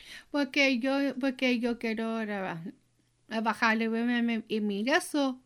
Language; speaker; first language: Spanish; early bilingual, heritage; Spanish